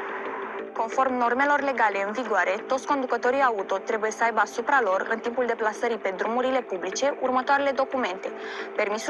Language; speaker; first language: Romanian; native; Romanian